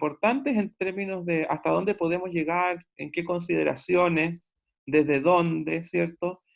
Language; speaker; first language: Spanish; native; Spanish